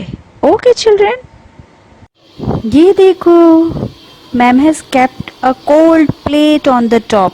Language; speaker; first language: English; non-native, local second language; Hindi